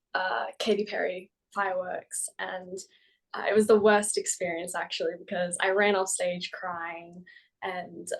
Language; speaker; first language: English; native; English